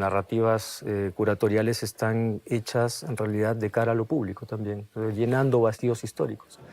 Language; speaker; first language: Spanish; native; Spanish